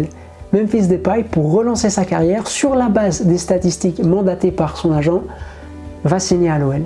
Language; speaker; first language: French; native; French